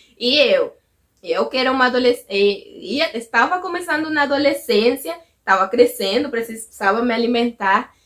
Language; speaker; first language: Portuguese; non-native, fluent; Spanish